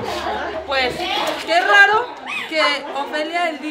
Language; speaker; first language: Spanish; native; Spanish